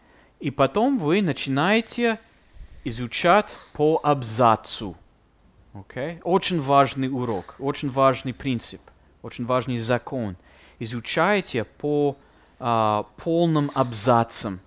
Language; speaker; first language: Russian; non-native, fluent; English